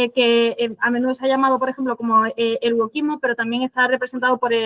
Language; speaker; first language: Spanish; native; Spanish